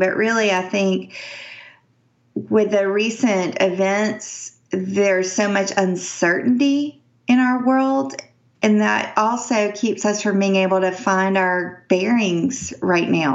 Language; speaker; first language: English; native; English